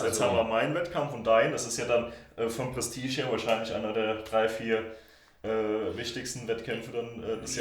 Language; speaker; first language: German; native; German